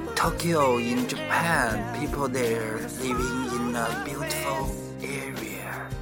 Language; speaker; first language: English; non-native, learner; Chinese